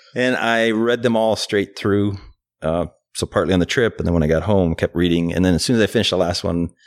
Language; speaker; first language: English; native; English